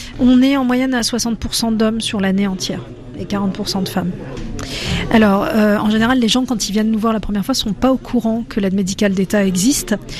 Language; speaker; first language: French; native; French